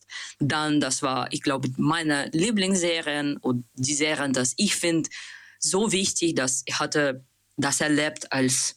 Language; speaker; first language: German; non-native, learner; Russian